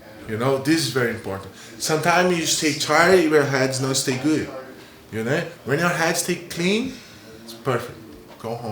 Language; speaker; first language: English; non-native, learner; Portuguese